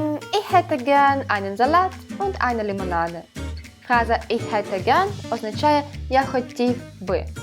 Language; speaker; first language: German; non-native, fluent; Ukrainian